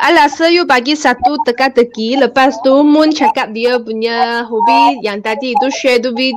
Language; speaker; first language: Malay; non-native, local second language; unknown